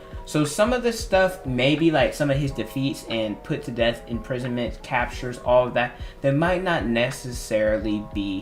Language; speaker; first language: English; native; English